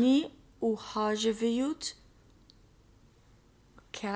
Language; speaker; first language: Russian; non-native, learner; English